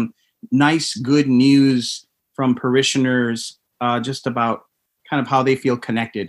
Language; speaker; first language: English; native; English